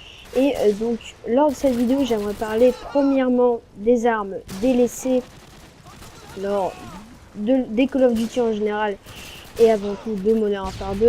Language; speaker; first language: French; native; French